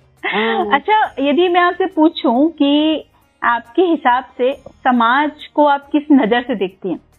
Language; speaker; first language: Hindi; native; Hindi